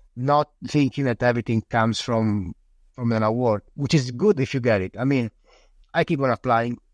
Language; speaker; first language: English; non-native, fluent; Italian